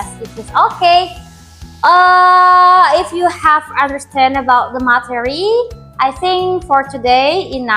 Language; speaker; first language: English; non-native, learner; Indonesian